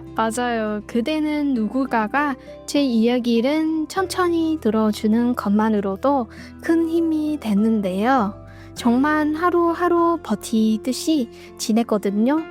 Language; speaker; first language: Korean; non-native, fluent; Vietnamese